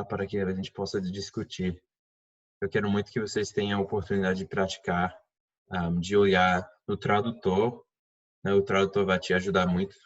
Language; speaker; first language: Portuguese; non-native, fluent; English